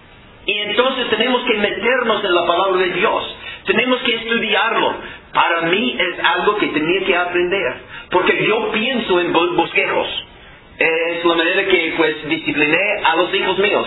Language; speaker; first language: Spanish; non-native, fluent; English